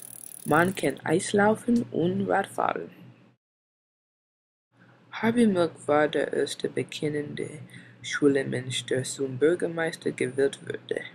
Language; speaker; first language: German; non-native, learner; English